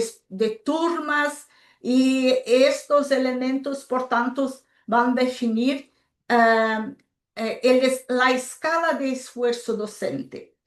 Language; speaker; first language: Spanish; non-native, local second language; Portuguese